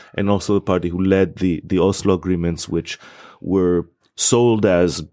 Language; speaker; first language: English; non-native, fluent; Hebrew